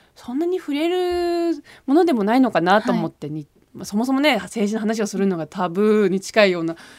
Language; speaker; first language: Japanese; early bilingual, heritage; Japanese